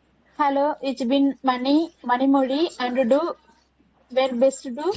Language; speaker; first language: German; non-native, learner; Tamil